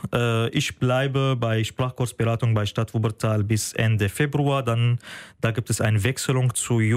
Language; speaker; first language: German; non-native, fluent; Arabic